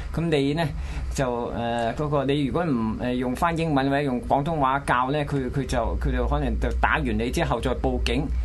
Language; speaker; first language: Cantonese; native; Cantonese